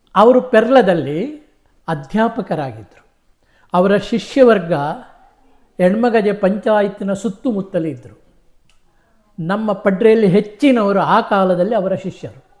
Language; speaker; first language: Kannada; native; Kannada